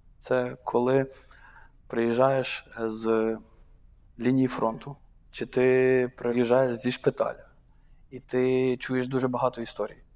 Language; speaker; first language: Ukrainian; native; Ukrainian